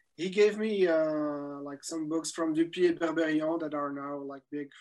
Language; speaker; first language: English; non-native, fluent; French